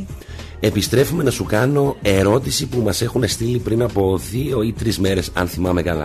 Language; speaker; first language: Greek; native; Greek